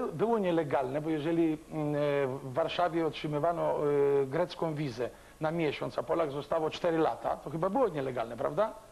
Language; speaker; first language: Polish; early bilingual, other home language; Greek